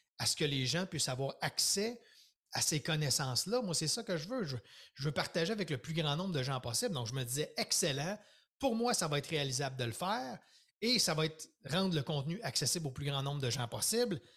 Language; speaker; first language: French; native; French